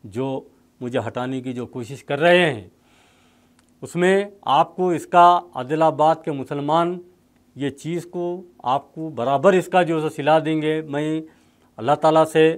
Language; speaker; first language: Urdu; native; Urdu